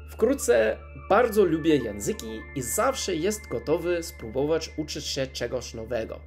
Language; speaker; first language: Polish; non-native, learner; English